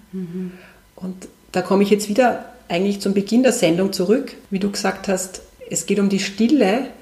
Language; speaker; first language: German; native; German